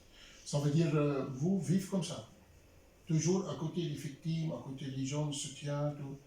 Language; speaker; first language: French; non-native, learner; Arabic